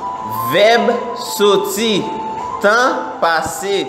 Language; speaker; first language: French; non-native, local second language; Haitian Creole